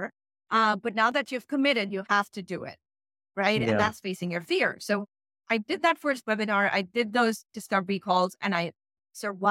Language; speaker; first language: English; non-native, local second language; Urdu